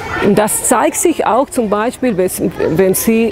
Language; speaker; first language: German; non-native, fluent; Spanish